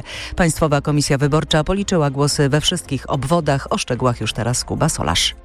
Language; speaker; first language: Polish; native; Polish